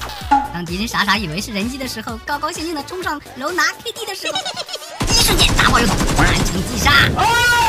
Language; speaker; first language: Chinese; native; Chinese